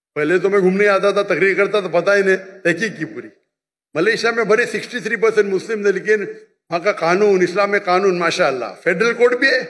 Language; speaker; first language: Urdu; non-native, local second language; Konkani